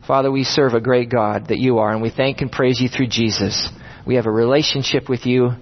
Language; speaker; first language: English; native; English